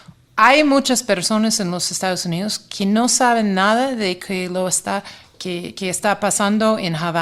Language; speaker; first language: Spanish; non-native, fluent; English